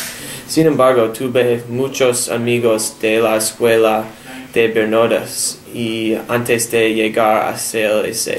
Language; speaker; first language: Spanish; non-native, learner; English